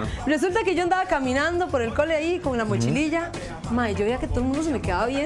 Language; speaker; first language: Spanish; native; Spanish